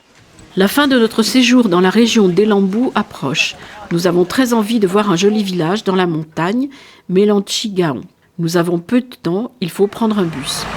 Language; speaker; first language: French; native; French